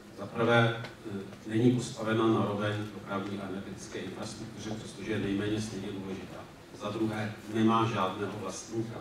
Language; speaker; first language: Czech; native; Czech